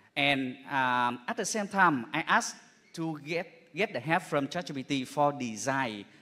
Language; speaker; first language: English; non-native, fluent; Vietnamese